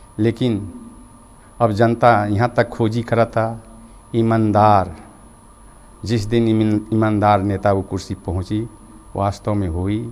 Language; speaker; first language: Bhojpuri; non-native, local second language; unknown